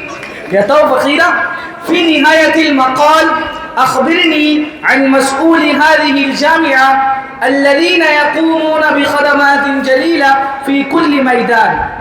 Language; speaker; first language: Arabic; non-native, learner; Urdu